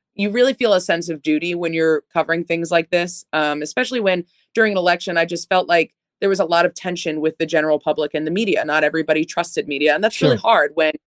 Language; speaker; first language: English; native; English